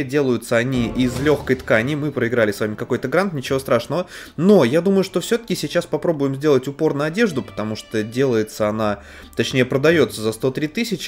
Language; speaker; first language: Russian; native; Russian